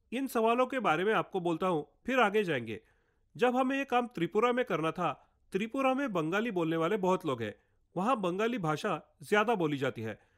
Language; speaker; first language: Hindi; non-native, local second language; Marathi